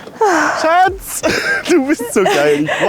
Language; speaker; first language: German; native; German